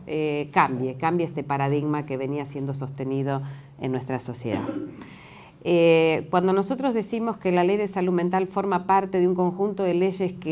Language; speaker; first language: Spanish; native; Spanish